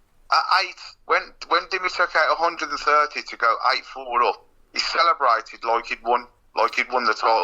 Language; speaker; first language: English; native; English